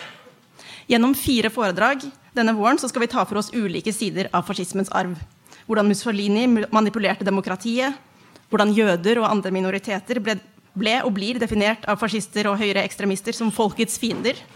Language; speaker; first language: Norwegian; native; Norwegian